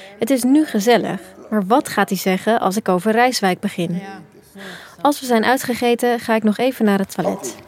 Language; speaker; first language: Dutch; native; Dutch